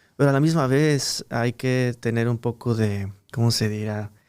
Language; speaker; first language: Spanish; early bilingual, heritage; Spanish